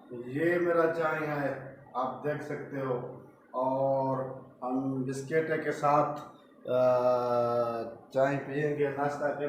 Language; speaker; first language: Hindi; non-native, local second language; Baluchi